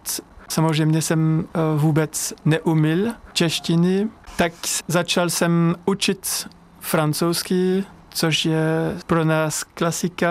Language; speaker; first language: Czech; non-native, learner; French